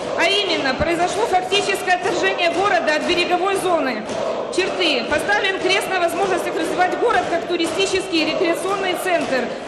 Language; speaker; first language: Russian; native; Russian